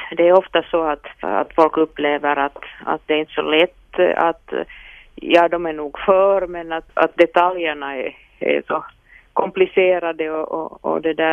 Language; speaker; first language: Swedish; non-native, local second language; Finnish